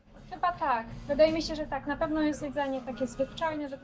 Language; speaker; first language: Polish; native; Polish